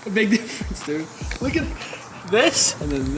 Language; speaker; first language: English; native; English